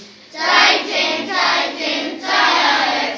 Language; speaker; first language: Chinese; non-native, learner; Nepali